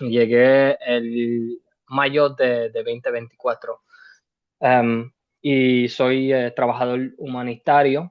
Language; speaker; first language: Spanish; early bilingual, heritage; Spanish